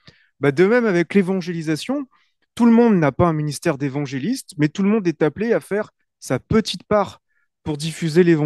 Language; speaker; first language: French; native; French